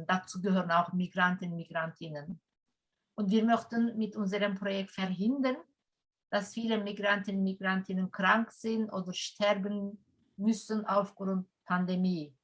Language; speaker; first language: German; non-native, fluent; Turkish